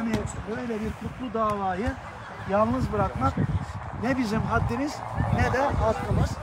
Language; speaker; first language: Turkish; native; Turkish